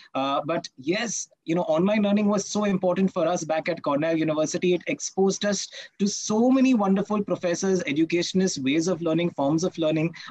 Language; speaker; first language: English; non-native, local second language; Hindi